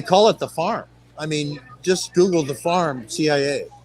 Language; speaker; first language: English; native; English